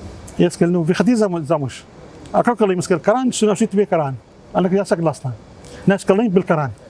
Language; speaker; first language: Russian; non-native, fluent; Arabic